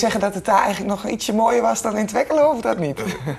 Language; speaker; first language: Dutch; native; Dutch